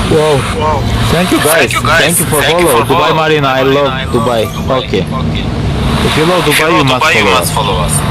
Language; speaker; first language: English; non-native, learner; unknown